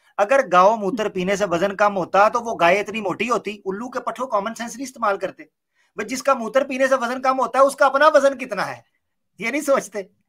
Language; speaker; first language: Urdu; native; Urdu